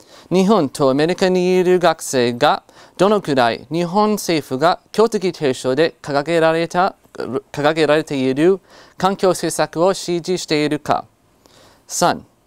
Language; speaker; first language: Japanese; non-native, fluent; English